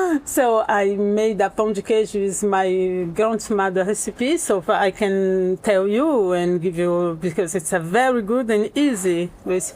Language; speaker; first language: English; non-native, learner; Portuguese